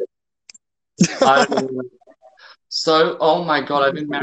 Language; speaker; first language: English; native; English